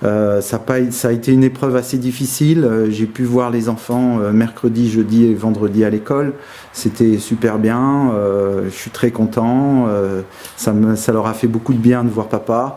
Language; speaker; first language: French; native; French